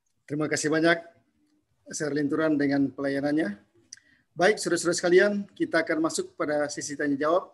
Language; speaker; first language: Indonesian; native; Indonesian